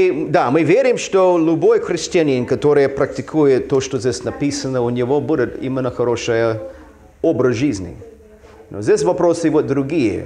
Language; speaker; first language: Russian; non-native, fluent; English